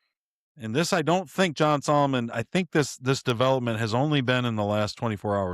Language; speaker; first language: English; native; English